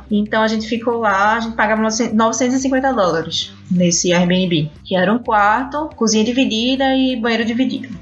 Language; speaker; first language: Portuguese; native; Portuguese